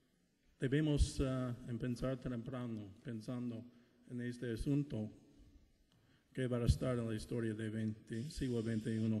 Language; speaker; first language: Spanish; non-native, fluent; English